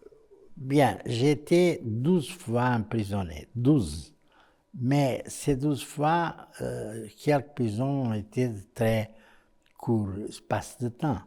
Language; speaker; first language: French; non-native, fluent; Portuguese